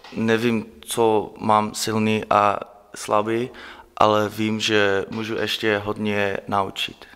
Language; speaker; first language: Czech; non-native, learner; Dutch